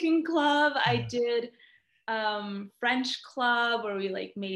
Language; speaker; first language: English; early bilingual, other home language; Spanish